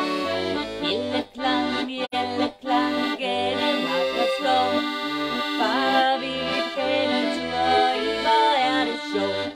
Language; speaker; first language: Danish; native; Danish